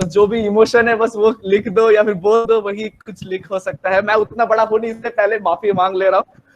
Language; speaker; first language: Hindi; non-native, local second language; Bangla